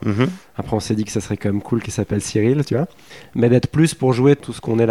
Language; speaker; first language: French; native; French